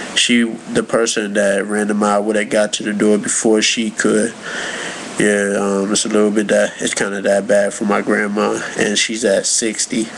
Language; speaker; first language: English; native; English